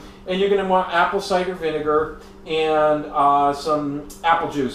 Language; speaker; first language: English; native; English